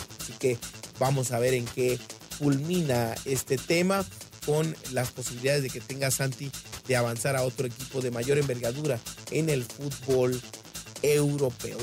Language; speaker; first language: Spanish; native; Spanish